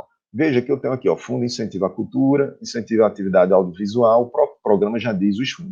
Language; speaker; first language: Portuguese; native; Portuguese